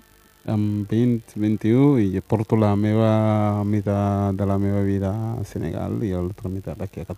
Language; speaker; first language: Catalan; early bilingual, other home language; Wolof